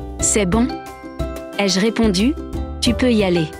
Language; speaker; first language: French; non-native, local second language; Arabic